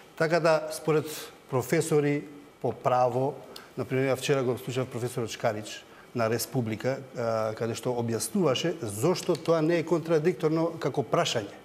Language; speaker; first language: Macedonian; native; Macedonian